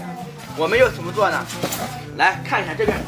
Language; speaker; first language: Chinese; native; Chinese